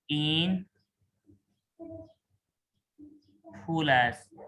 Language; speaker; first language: Persian; non-native, fluent; Urdu